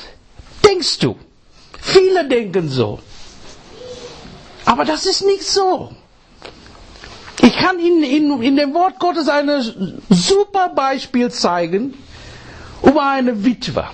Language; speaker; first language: German; non-native, fluent; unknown